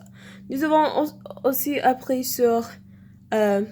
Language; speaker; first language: French; non-native, learner; English